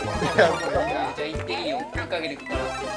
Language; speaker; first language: Japanese; native; Japanese